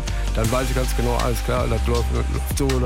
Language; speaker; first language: German; native; German